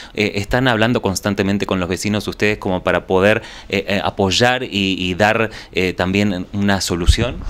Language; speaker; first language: Spanish; native; Spanish